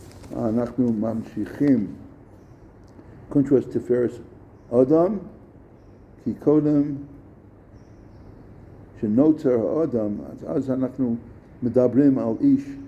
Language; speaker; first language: Hebrew; non-native, fluent; English